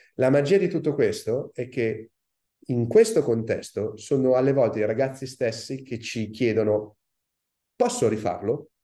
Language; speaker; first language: Italian; native; Italian